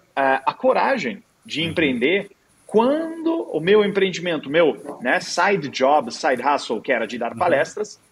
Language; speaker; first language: Portuguese; non-native, fluent; Italian